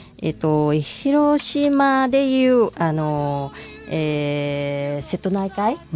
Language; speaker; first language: Japanese; non-native, fluent; Vietnamese